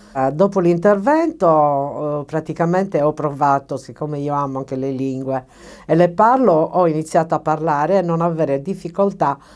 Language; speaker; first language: Italian; native; Italian